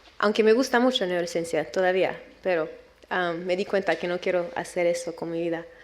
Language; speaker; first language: Spanish; non-native, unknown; Romanian